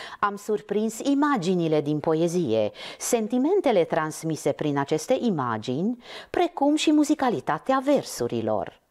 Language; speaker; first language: Romanian; non-native, local second language; Hungarian